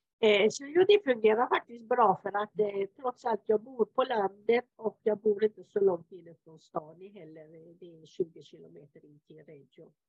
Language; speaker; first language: Swedish; native; Swedish